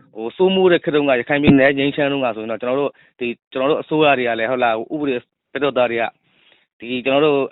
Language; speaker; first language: Burmese; native; Burmese